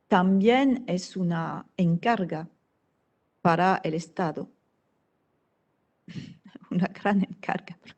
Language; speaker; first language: Spanish; non-native, fluent; French